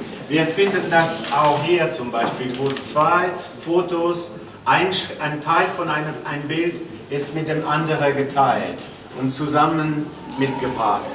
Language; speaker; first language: German; non-native, fluent; French